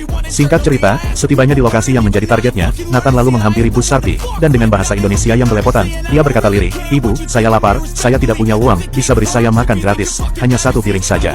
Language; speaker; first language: Indonesian; native; Indonesian